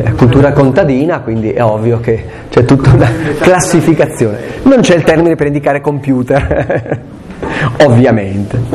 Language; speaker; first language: Italian; non-native, local second language; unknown